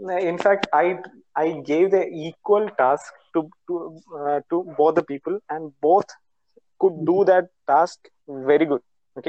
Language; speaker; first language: English; non-native, local second language; Malayalam